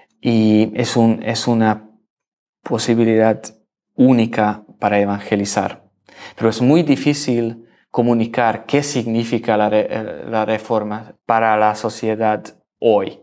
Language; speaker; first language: Spanish; non-native, learner; Hungarian